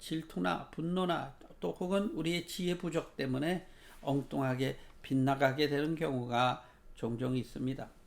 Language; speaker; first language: Korean; native; Korean